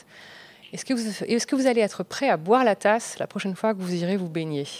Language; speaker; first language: French; native; French